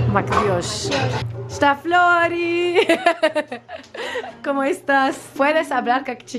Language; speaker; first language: Spanish; non-native, learner; French